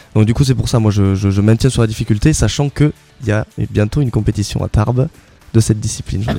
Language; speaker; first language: French; native; French